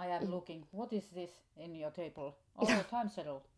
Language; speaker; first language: English; non-native, learner; Finnish